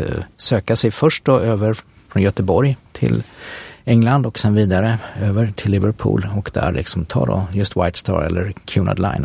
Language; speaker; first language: Swedish; native; Swedish